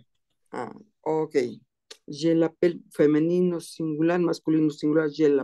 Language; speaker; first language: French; non-native, learner; Spanish